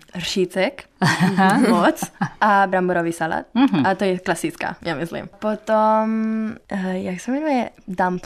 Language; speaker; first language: Czech; non-native, learner; Italian